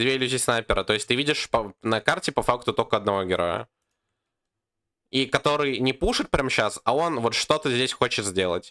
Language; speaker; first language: Russian; native; Russian